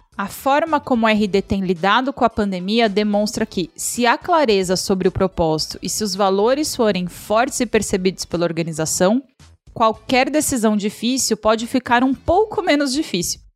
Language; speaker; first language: Portuguese; native; Portuguese